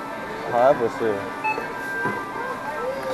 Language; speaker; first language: Chinese; native; Chinese